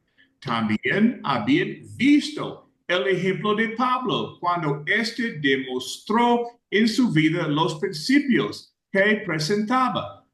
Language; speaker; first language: Spanish; non-native, fluent; English